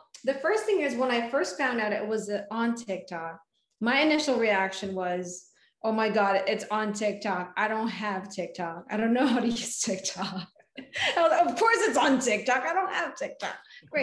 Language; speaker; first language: English; non-native, local second language; Filipino